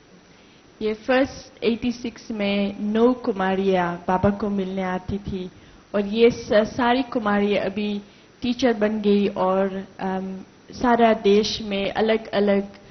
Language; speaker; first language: Hindi; non-native, learner; English